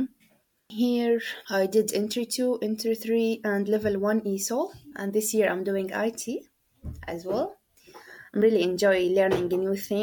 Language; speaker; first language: English; non-native, learner; Arabic